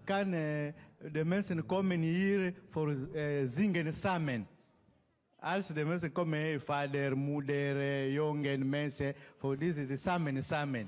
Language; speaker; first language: Dutch; non-native, learner; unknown